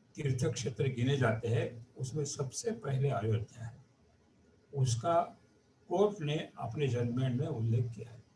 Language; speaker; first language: Hindi; non-native, local second language; Marathi